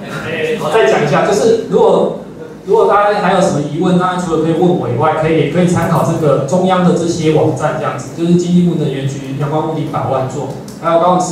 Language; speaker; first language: Chinese; native; Chinese